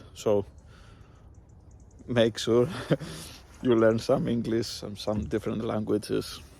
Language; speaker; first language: English; non-native, learner; Greek